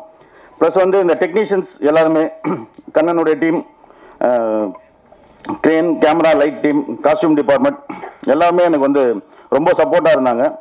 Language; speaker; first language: Tamil; native; Tamil